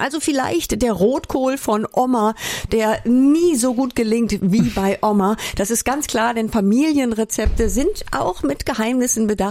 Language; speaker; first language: German; native; German